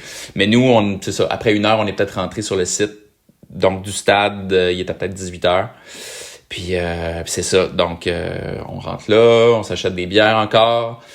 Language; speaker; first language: French; native; French